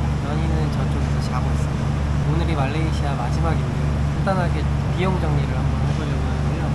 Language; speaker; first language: Korean; native; Korean